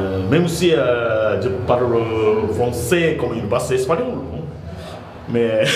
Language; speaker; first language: French; non-native, learner; Japanese